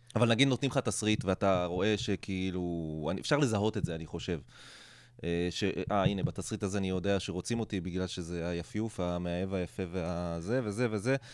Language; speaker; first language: Hebrew; non-native, local second language; Arabic